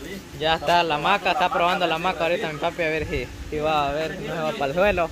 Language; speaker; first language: Spanish; native; Spanish